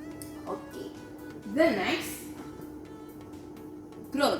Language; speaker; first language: English; non-native, fluent; Indonesian